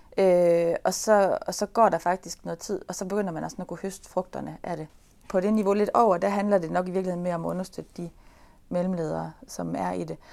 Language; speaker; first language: Danish; native; Danish